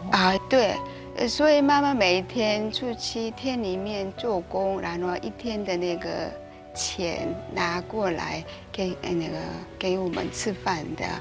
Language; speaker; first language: Chinese; non-native, learner; Korean